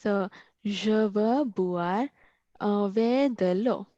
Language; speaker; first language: French; non-native, learner; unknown